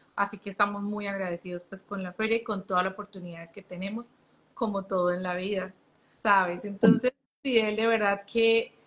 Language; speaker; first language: Spanish; native; Spanish